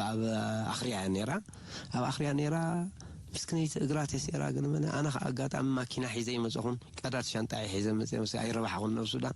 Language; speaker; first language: Tigrinya; non-native, local second language; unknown